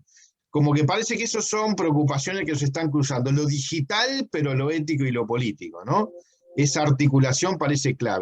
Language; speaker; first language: Spanish; native; Spanish